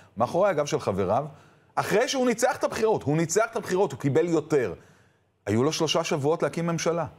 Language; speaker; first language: Hebrew; native; Hebrew